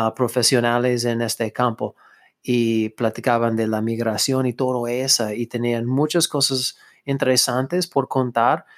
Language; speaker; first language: Spanish; non-native, fluent; English